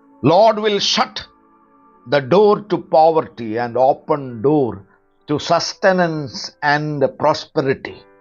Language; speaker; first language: English; non-native, local second language; Malayalam